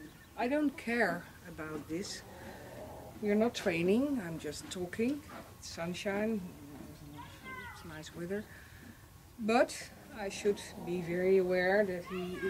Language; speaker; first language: English; non-native, fluent; Dutch